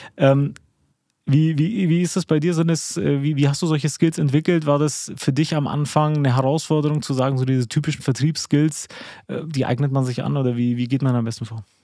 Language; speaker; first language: German; early bilingual, other home language; Albanian